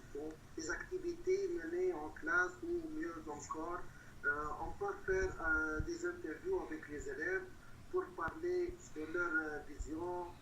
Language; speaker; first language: French; non-native, local second language; Arabic